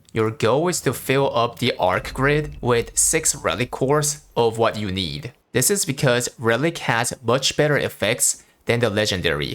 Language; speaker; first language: English; non-native, fluent; Korean